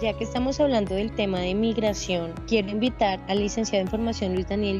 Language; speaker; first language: Spanish; native; Spanish